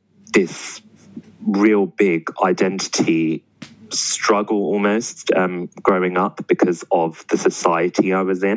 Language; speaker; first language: English; native; English